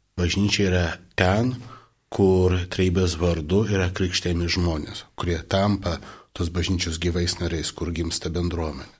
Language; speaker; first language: Lithuanian; non-native, local second language; Polish